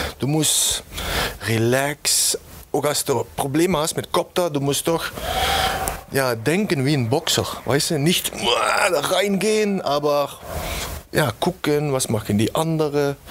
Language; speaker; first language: German; non-native, learner; Dutch